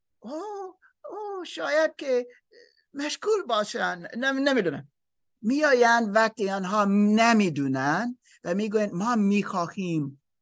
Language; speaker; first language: Persian; non-native, learner; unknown